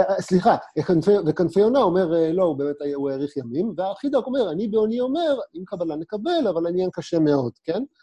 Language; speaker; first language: Hebrew; native; Hebrew